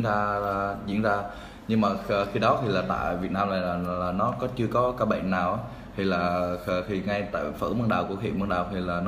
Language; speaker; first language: Vietnamese; native; Vietnamese